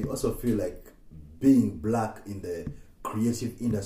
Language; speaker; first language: English; non-native, local second language; Ganda